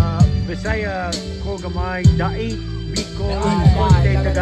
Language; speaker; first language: Filipino; non-native, learner; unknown